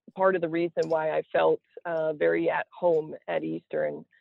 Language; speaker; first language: English; native; English